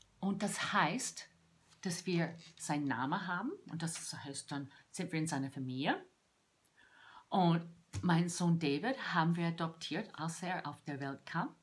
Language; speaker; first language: German; non-native, fluent; English